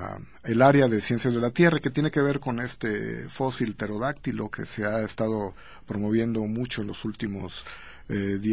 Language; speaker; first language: Spanish; native; Spanish